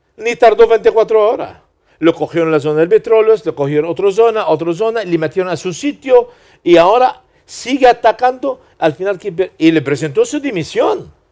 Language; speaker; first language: Spanish; non-native, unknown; Arabic